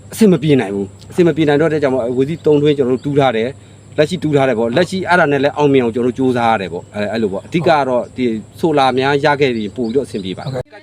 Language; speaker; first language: Burmese; native; Burmese